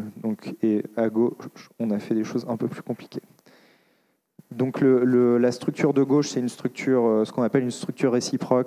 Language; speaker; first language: French; native; French